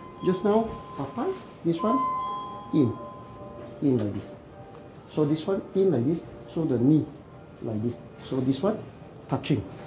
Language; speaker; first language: English; non-native, local second language; Cantonese